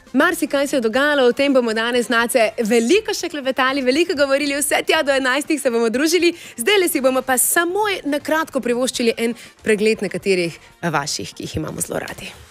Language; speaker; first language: Slovenian; native; Slovenian